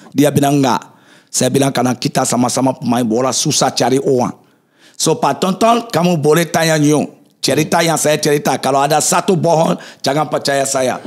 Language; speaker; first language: Indonesian; non-native, fluent; English